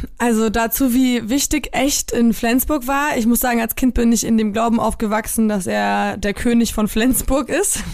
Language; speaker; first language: German; early bilingual, other home language; Polish